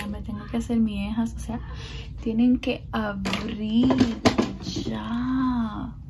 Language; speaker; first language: Spanish; early bilingual, heritage; Spanish